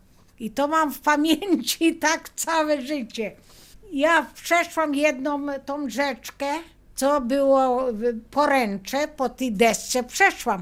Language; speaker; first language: Polish; native; Polish